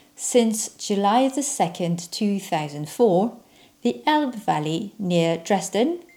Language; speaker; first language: English; non-native, fluent; French